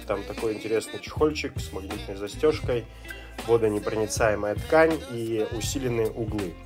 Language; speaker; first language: Russian; native; Russian